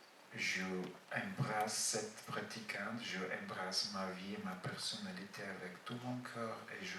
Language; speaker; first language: French; non-native, fluent; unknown